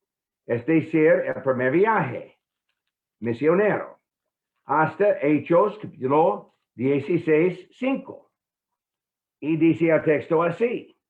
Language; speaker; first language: Spanish; non-native, fluent; English